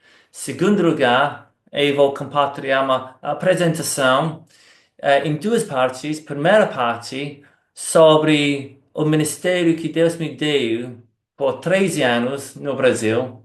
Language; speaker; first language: Portuguese; non-native, fluent; English